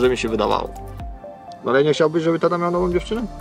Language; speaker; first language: Polish; native; Polish